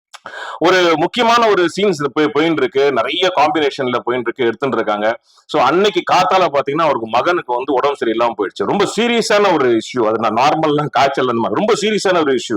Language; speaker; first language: Tamil; native; Tamil